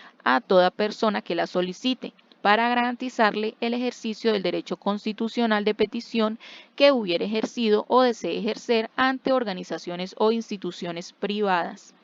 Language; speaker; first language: Spanish; native; Spanish